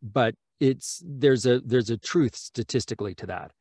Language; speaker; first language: English; native; English